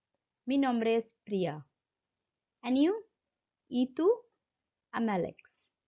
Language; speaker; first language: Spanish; non-native, fluent; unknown